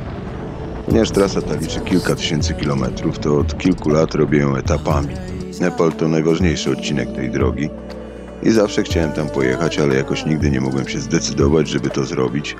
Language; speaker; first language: Polish; native; Polish